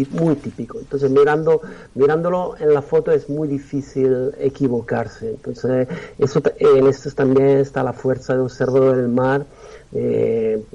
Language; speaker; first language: Spanish; non-native, fluent; Italian